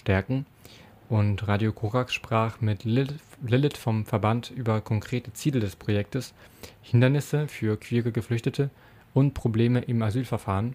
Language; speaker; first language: German; native; German